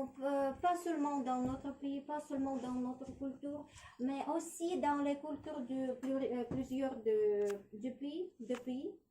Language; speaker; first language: French; non-native, learner; Russian